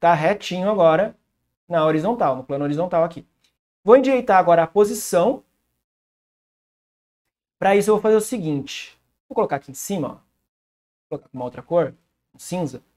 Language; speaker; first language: Portuguese; native; Portuguese